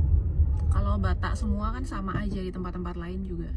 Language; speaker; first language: Indonesian; native; Indonesian